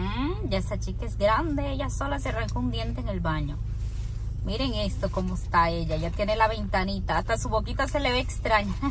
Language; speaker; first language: Spanish; native; Spanish